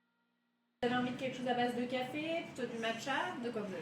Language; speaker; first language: French; native; French